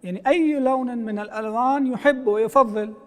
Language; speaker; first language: Arabic; non-native, fluent; Persian